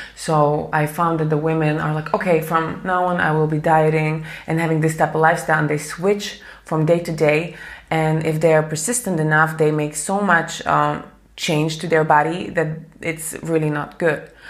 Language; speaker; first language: English; non-native, fluent; Slovak